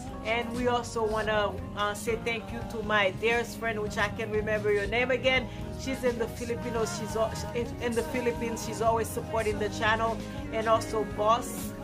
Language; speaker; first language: English; non-native, fluent; Haitian Creole